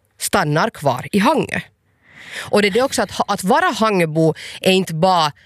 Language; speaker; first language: Swedish; native; Swedish